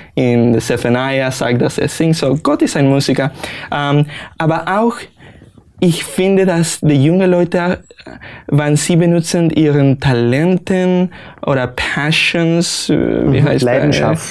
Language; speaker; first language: German; non-native, learner; Spanish